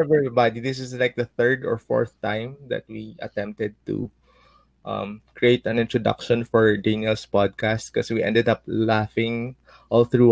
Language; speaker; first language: English; non-native, local second language; Aklanon